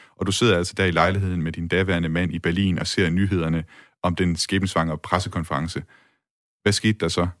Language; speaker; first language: Danish; native; Danish